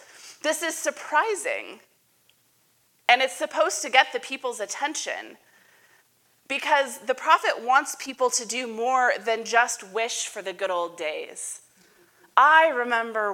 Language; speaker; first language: English; native; English